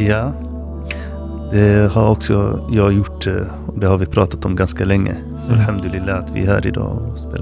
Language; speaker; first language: Swedish; non-native, fluent; Arabic